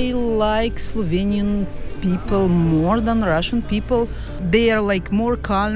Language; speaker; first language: English; non-native, fluent; Russian